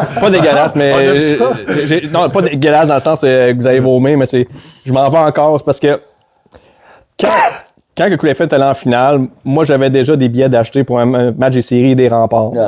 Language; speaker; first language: French; native; French